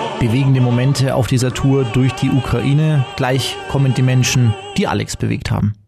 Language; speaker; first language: German; native; German